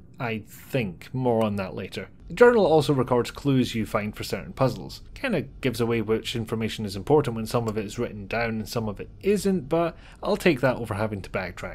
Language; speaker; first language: English; native; English